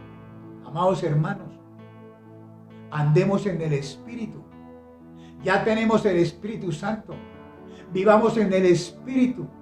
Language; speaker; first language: Spanish; native; Spanish